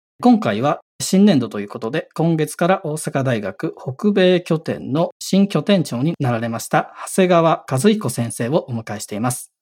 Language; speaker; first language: Japanese; native; Japanese